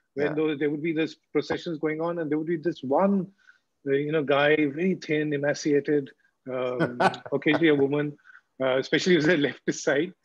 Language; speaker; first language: English; non-native, local second language; Bangla